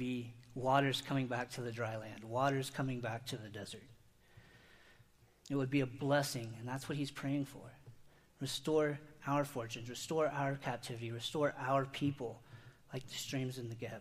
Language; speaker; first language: English; native; English